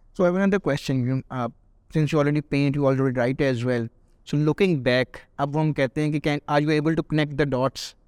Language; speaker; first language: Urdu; native; Urdu